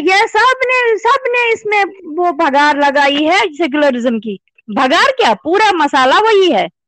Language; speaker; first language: Hindi; non-native, local second language; Kashmiri